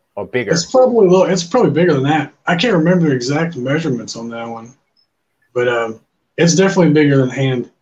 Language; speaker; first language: English; native; English